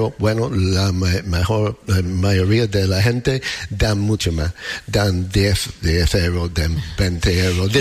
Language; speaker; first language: Spanish; non-native, learner; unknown